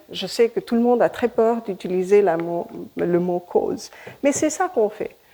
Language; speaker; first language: French; non-native, fluent; Hindi